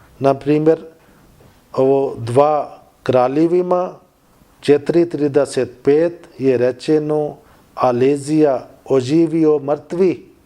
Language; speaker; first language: Bosnian; non-native, learner; Urdu